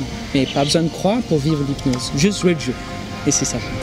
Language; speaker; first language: French; native; French